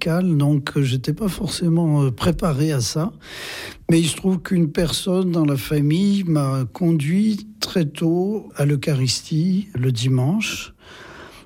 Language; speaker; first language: French; native; French